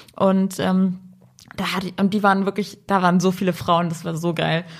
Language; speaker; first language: German; native; German